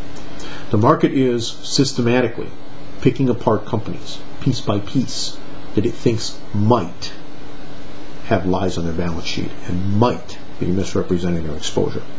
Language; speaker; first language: English; native; English